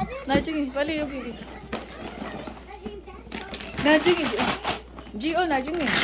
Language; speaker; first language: Korean; non-native, learner; Filipino